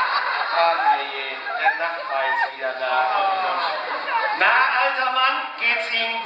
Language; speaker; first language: German; native; German